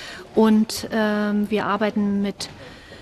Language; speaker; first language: German; native; German